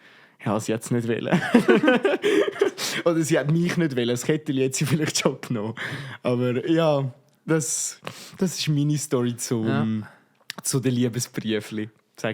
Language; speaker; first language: German; native; German